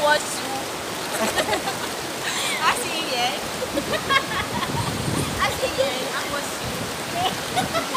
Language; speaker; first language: Chinese; non-native, learner; Lao